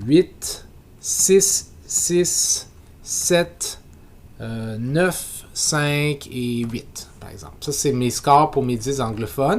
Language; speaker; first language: French; native; French